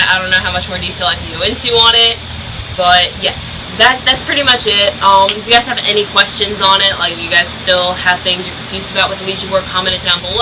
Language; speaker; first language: English; native; English